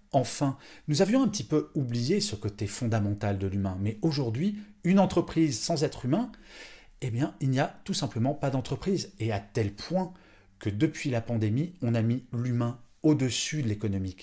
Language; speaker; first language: French; native; French